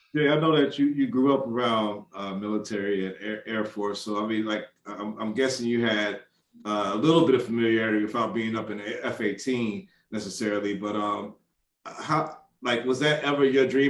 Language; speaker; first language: English; native; English